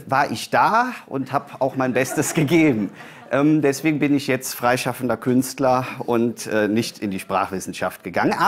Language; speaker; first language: German; native; German